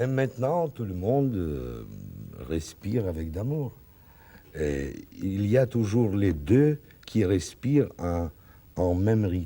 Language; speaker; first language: French; non-native, learner; Russian